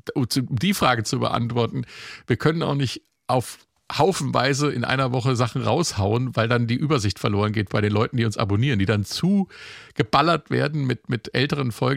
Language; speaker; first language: German; native; German